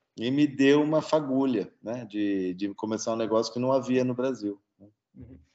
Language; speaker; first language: Portuguese; native; Portuguese